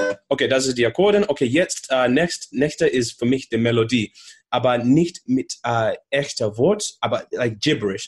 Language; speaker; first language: German; non-native, learner; English